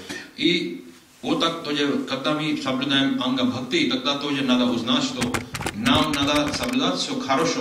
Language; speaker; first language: Russian; non-native, learner; Hindi